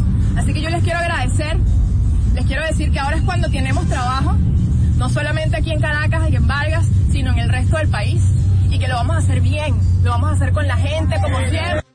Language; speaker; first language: Spanish; native; Spanish